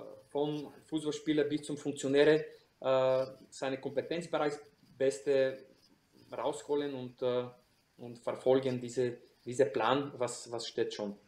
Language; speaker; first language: German; non-native, fluent; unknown